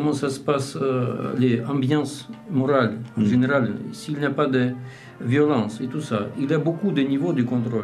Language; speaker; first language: French; non-native, learner; Russian